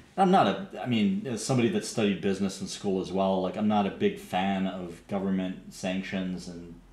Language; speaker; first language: English; native; English